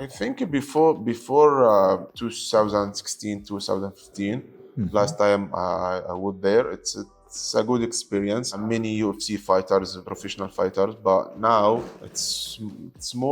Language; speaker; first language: English; non-native, learner; Arabic